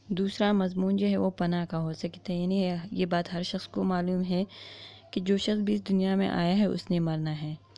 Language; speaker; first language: Urdu; non-native, local second language; Pashto